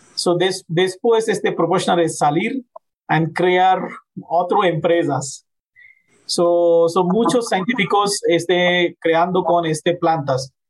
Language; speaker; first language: Spanish; non-native, learner; Hindi